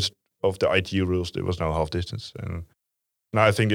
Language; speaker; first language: English; non-native, fluent; Dutch